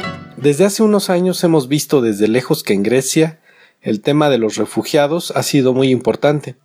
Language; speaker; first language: Spanish; native; Spanish